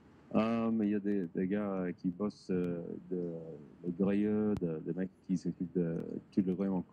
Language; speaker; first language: French; non-native, learner; English